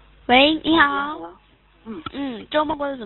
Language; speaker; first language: Chinese; native; Chinese